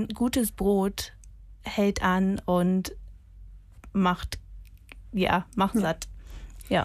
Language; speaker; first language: German; non-native, fluent; English